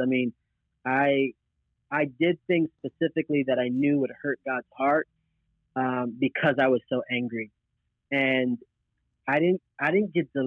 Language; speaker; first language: English; native; English